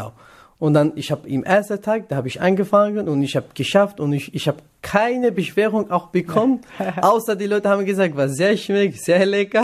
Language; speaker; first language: German; non-native, learner; Kurdish